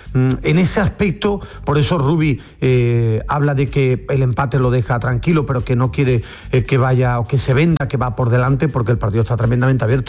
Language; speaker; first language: Spanish; native; Spanish